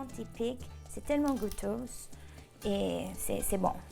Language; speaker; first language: French; non-native, fluent; Spanish